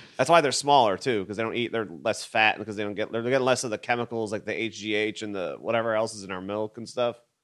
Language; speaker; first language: English; native; English